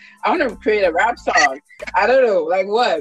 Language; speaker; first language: English; non-native, local second language; Yoruba